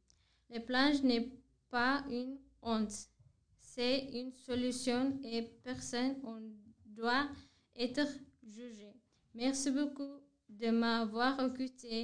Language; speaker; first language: French; non-native, learner; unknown